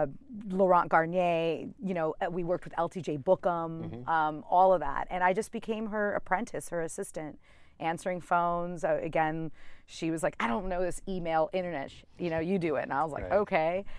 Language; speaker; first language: English; native; English